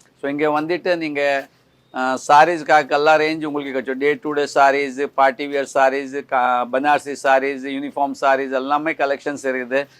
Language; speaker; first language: Tamil; non-native, learner; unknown